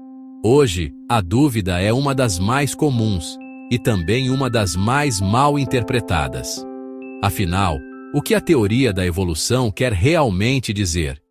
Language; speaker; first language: Portuguese; native; Portuguese